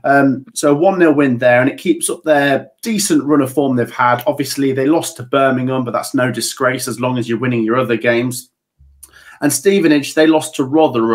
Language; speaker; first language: English; native; English